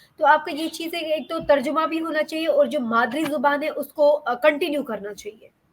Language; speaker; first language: Hindi; native; Hindi